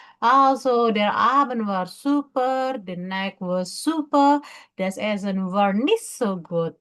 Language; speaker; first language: German; non-native, fluent; Indonesian